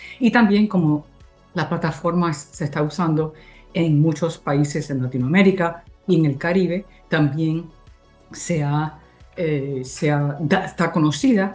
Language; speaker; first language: Spanish; early bilingual, heritage; English